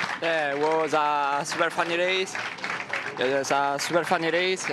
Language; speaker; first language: English; non-native, learner; Italian